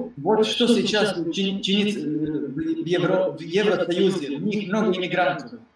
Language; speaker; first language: Russian; non-native, learner; Serbian